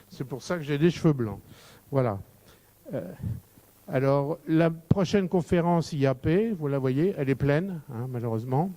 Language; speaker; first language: French; native; French